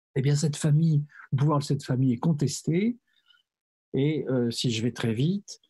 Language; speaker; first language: French; native; French